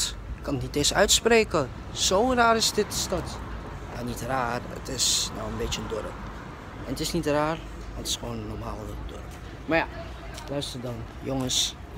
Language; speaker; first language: Dutch; native; Dutch